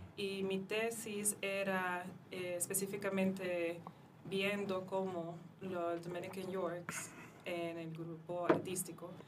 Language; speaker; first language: Spanish; early bilingual, heritage; Spanish